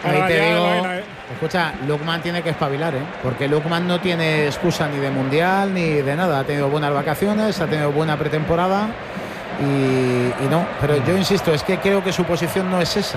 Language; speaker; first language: Spanish; native; Spanish